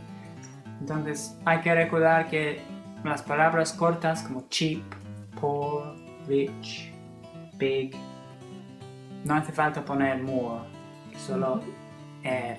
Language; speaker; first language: Spanish; non-native, fluent; English